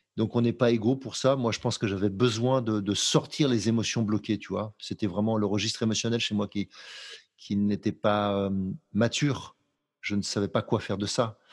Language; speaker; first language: French; native; French